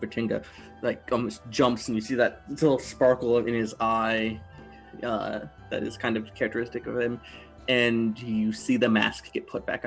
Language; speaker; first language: English; native; English